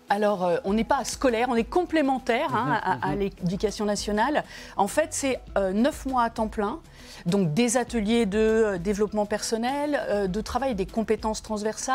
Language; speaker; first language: French; native; French